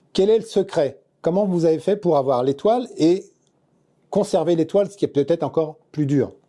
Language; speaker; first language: French; native; French